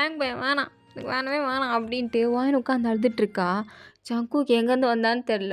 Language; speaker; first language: Tamil; native; Tamil